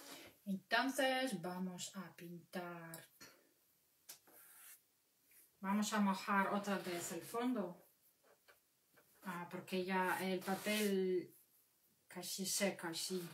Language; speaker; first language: Spanish; non-native, fluent; Russian